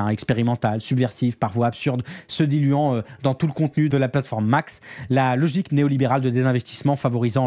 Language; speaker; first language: French; native; French